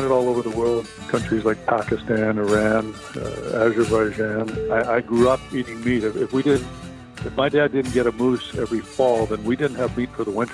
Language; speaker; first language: English; native; English